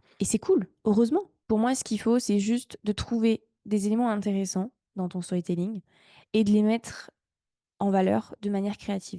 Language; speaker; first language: French; native; French